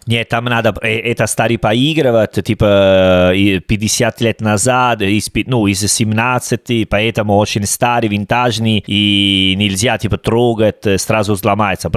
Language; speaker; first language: Russian; non-native, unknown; Italian